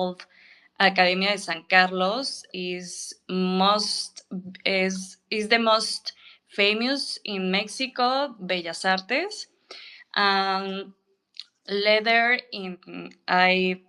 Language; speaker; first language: English; non-native, learner; Spanish